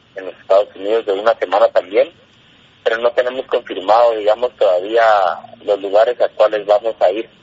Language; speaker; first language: Spanish; native; Spanish